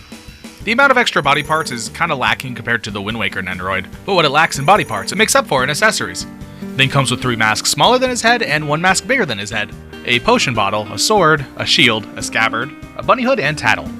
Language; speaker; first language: English; native; English